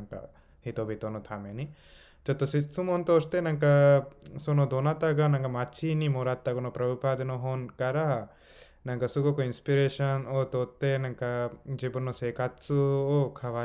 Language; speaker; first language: Japanese; non-native, fluent; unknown